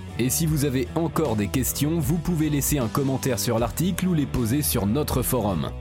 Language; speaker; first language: French; native; French